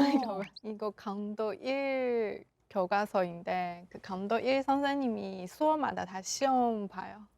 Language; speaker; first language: Korean; non-native, local second language; Chinese